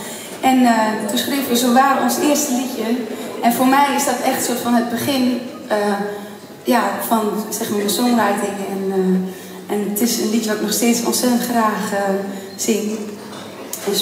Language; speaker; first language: Dutch; native; Dutch